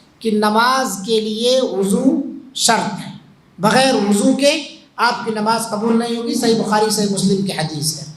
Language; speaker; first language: Urdu; native; Urdu